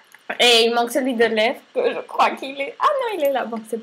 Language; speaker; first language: French; non-native, learner; Spanish